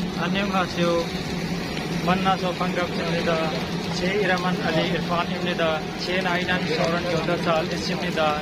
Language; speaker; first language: Korean; non-native, learner; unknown